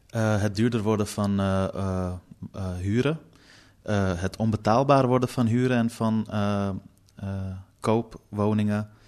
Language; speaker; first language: Dutch; early bilingual, other home language; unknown